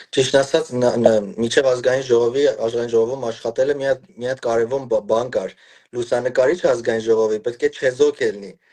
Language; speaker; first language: Armenian; early bilingual, heritage; Armenian